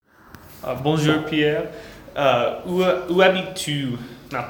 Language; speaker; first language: French; non-native, learner; English